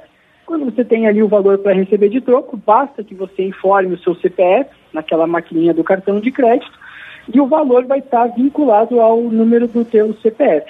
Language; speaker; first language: Portuguese; native; Portuguese